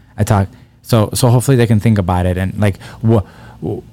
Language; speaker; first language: English; early bilingual, other home language; Persian